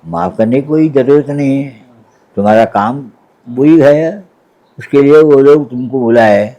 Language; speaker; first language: Hindi; non-native, local second language; Telugu